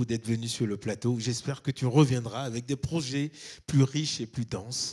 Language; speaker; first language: French; native; French